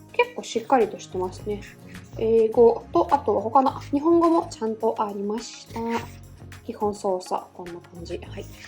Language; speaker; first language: Japanese; non-native, fluent; Russian